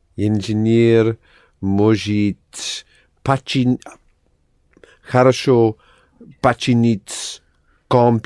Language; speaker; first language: Russian; non-native, learner; English